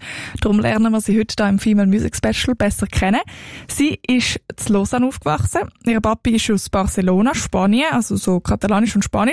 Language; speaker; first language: German; native; German